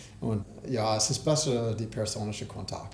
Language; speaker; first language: German; non-native, learner; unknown